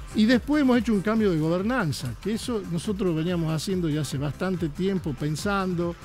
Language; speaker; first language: Spanish; native; Spanish